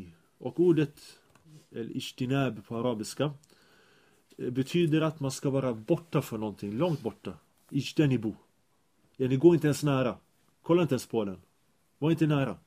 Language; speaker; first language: Swedish; early bilingual, other home language; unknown